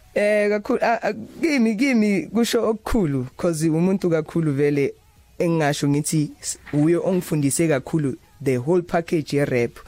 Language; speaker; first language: Zulu; native; Zulu